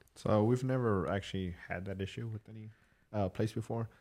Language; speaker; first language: English; early bilingual, other home language; Spanish